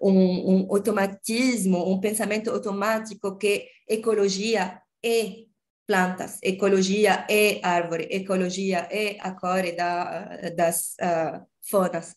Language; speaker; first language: Portuguese; non-native, learner; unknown